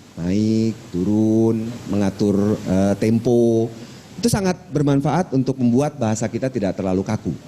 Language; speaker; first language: Indonesian; non-native, local second language; Minangkabau